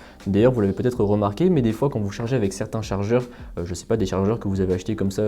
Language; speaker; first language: French; native; French